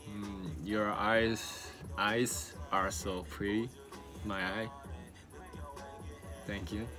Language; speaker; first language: English; non-native, learner; Korean